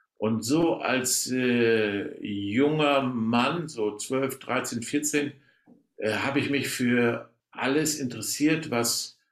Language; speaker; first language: German; native; German